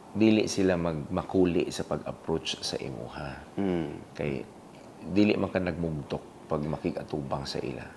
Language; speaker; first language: Cebuano; native; Cebuano